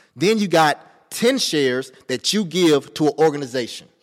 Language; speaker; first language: English; native; English